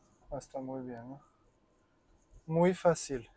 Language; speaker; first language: Spanish; non-native, learner; French